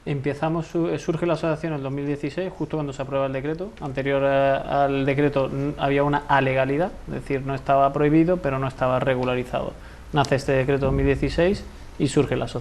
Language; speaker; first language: Spanish; native; Spanish